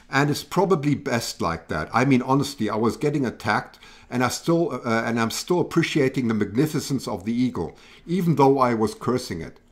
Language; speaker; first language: English; native; English